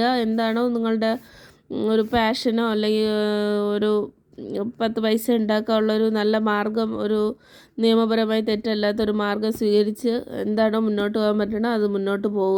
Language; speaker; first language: Malayalam; native; Malayalam